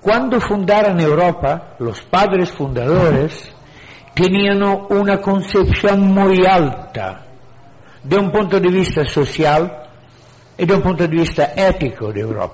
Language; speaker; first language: Spanish; non-native, fluent; Italian